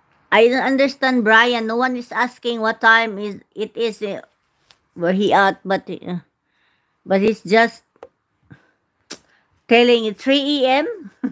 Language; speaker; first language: English; non-native, local second language; Cebuano